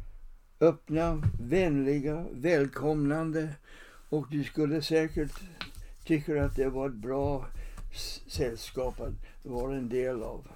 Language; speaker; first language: Swedish; non-native, fluent; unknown